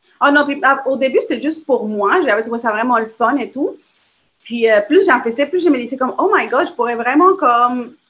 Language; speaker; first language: French; non-native, fluent; Spanish